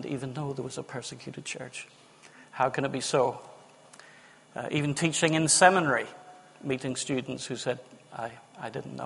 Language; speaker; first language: English; native; English